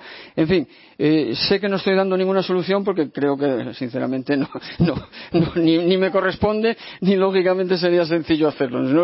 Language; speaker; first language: Spanish; native; Spanish